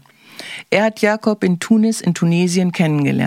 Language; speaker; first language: German; native; German